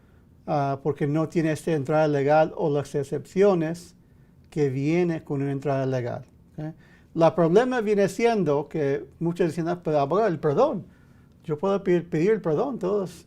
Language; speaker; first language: Spanish; early bilingual, heritage; English